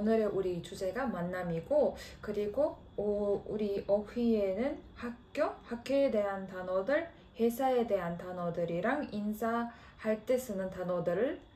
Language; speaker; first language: Korean; non-native, fluent; Kazakh